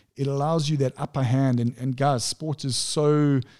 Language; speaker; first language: English; native; English